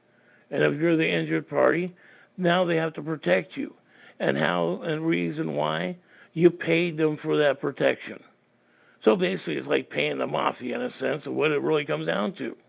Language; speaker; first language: English; native; English